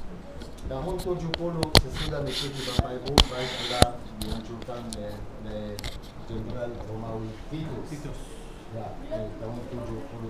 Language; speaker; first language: Indonesian; non-native, fluent; Hebrew